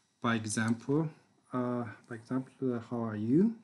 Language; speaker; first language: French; non-native, learner; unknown